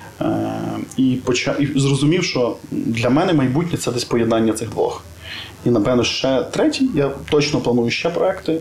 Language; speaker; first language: Ukrainian; native; Ukrainian